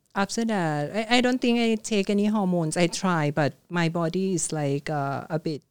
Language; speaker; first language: English; non-native, learner; Thai